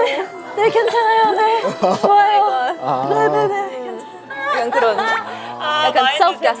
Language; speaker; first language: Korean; early bilingual, heritage; Korean